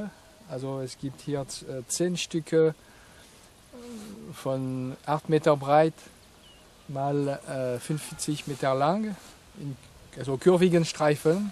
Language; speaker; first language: German; non-native, fluent; French